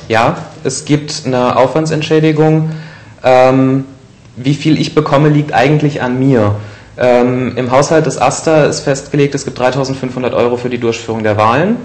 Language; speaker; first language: German; native; German